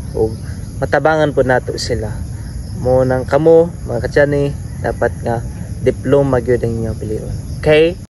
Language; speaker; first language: Cebuano; non-native, local second language; Hiligaynon